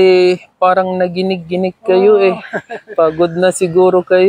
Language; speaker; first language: Filipino; non-native, learner; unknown